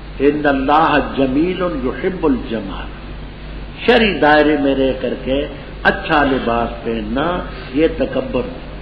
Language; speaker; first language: Urdu; non-native, local second language; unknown